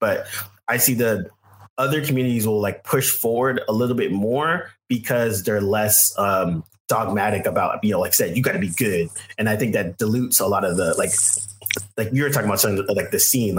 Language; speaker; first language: English; native; English